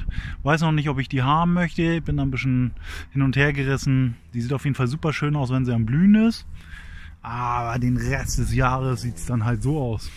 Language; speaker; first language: German; native; German